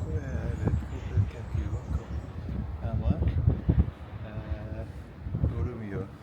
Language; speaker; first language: Turkish; non-native, learner; English